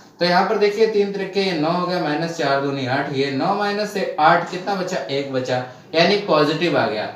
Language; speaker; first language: Hindi; native; Hindi